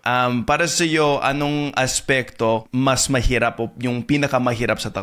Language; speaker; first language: Filipino; non-native, fluent; English